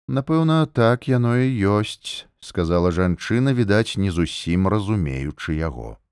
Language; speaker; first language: Belarusian; native; Belarusian